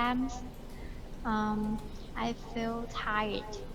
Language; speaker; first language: English; non-native, learner; Vietnamese